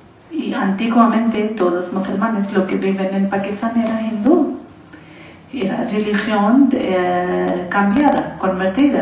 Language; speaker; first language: Spanish; non-native, learner; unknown